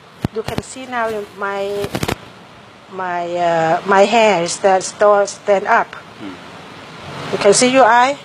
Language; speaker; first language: English; non-native, learner; Thai